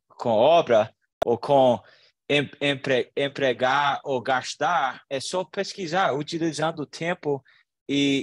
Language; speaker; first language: Portuguese; non-native, learner; English